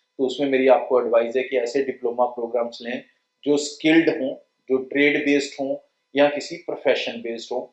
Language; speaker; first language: Hindi; non-native, local second language; Punjabi